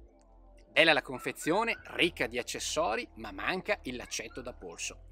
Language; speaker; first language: Italian; native; Italian